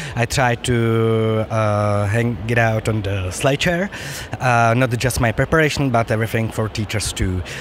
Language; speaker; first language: English; non-native, fluent; Czech